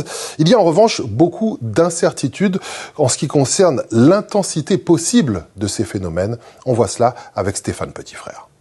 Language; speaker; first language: French; native; French